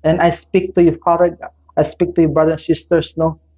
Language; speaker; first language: English; non-native, local second language; Filipino